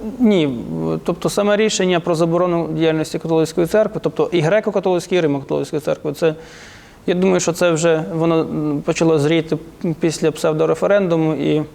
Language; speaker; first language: Ukrainian; native; Ukrainian